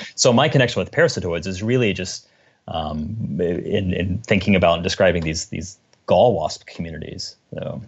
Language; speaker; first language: English; native; English